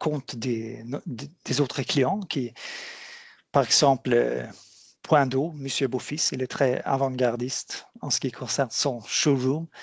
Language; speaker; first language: French; non-native, fluent; Swedish